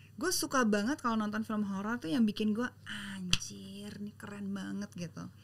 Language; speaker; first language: Indonesian; native; Indonesian